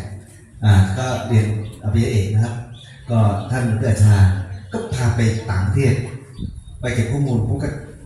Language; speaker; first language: Thai; non-native, local second language; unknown